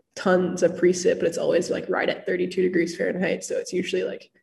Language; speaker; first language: English; native; English